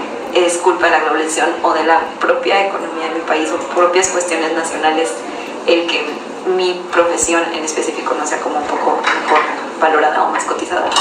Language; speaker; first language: Spanish; native; Spanish